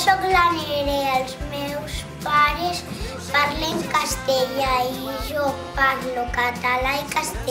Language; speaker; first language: Catalan; non-native, local second language; Spanish